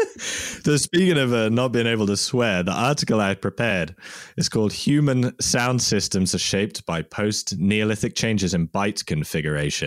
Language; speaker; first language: English; native; English